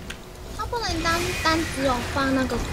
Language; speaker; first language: Chinese; native; Chinese